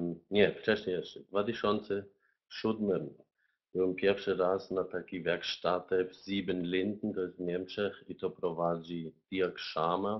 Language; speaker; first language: Polish; non-native, fluent; German